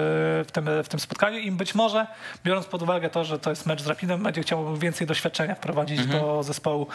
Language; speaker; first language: Polish; native; Polish